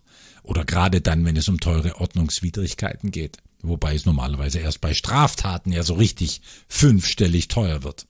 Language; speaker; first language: German; native; German